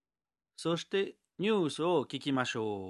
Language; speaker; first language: Japanese; non-native, learner; French